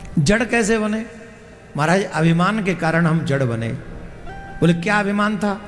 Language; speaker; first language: Hindi; native; Hindi